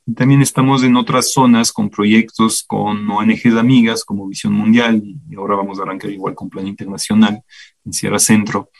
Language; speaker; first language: Spanish; non-native, fluent; French